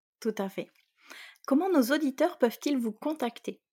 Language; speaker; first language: French; native; French